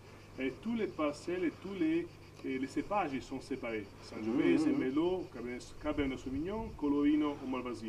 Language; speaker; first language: French; non-native, fluent; Italian